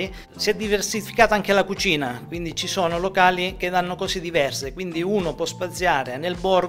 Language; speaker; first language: Italian; native; Italian